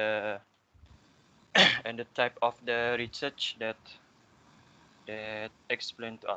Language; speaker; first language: English; non-native, learner; Malay